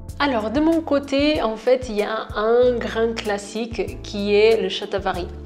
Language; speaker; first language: French; non-native, fluent; Portuguese